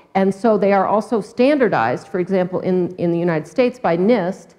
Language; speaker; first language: English; native; English